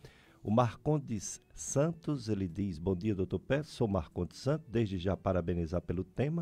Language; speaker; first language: Portuguese; native; Portuguese